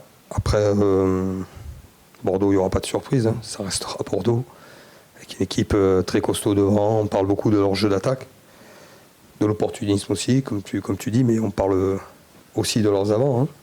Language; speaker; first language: French; native; French